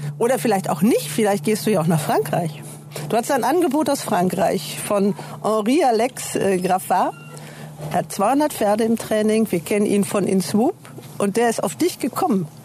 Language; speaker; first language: German; native; German